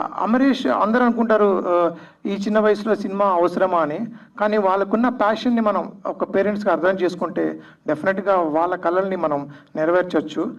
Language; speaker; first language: Telugu; native; Telugu